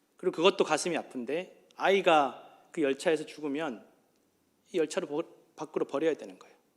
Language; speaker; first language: Korean; native; Korean